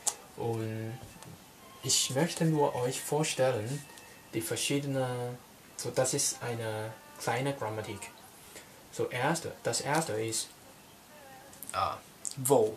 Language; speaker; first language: German; non-native, learner; Cantonese